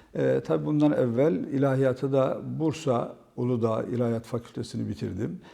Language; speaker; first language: Turkish; native; Turkish